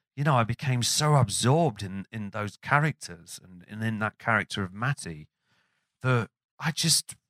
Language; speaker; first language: English; native; English